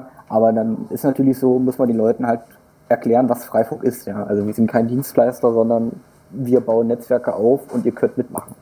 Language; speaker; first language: German; native; German